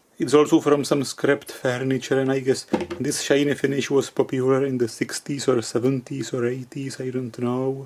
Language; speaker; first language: English; non-native, fluent; Czech